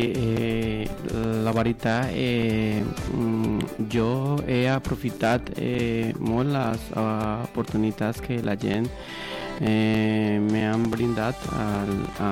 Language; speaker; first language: Catalan; non-native, learner; Spanish